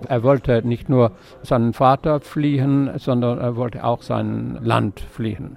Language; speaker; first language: German; non-native, fluent; French